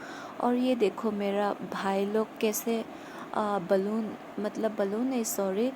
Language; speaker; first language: Hindi; non-native, local second language; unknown